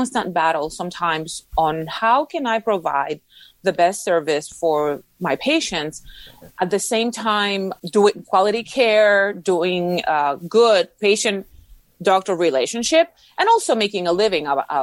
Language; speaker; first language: English; non-native, fluent; Spanish